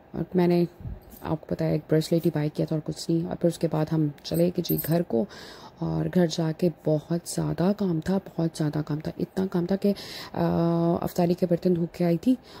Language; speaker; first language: Urdu; native; Urdu